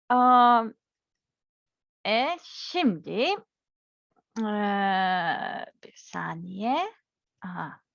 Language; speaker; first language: Turkish; non-native, learner; Serbian